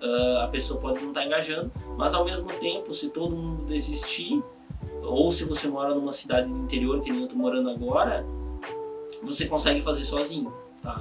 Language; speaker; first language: Portuguese; native; Portuguese